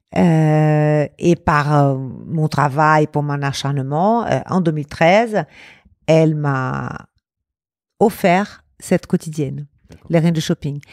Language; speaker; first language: French; non-native, fluent; Portuguese